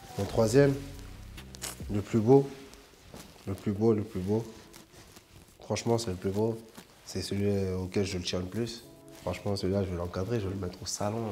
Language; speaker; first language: French; native; French